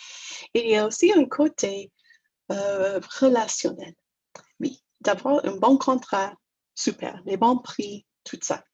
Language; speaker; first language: French; non-native, fluent; English